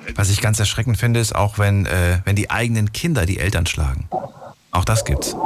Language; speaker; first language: German; native; German